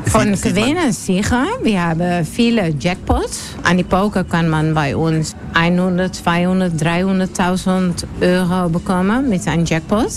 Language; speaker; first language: German; non-native, learner; Dutch